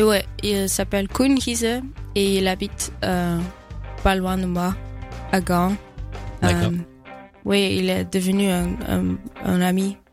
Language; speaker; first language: French; non-native, fluent; Dutch